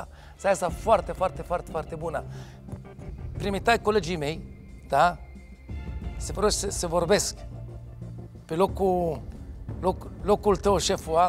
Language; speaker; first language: Romanian; non-native, fluent; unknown